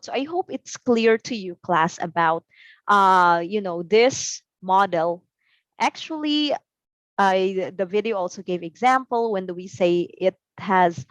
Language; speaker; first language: English; non-native, local second language; Cebuano